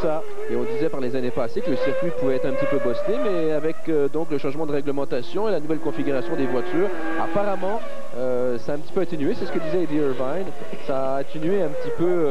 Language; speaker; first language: French; native; French